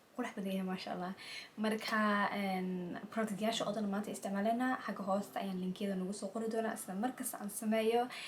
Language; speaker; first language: Somali; early bilingual, heritage; Somali